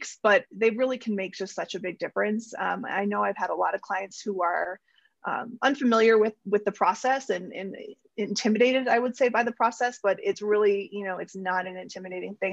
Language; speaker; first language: English; native; English